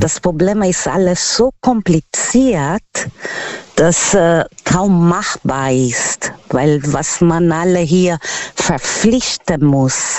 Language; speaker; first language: German; non-native, learner; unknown